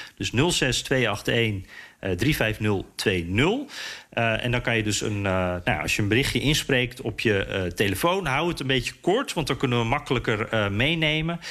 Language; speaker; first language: Dutch; native; Dutch